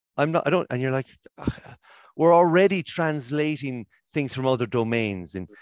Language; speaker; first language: English; native; English